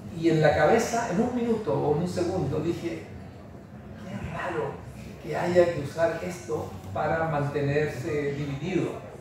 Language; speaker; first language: Spanish; native; Spanish